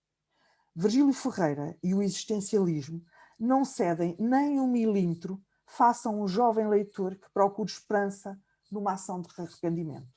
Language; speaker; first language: Portuguese; native; Portuguese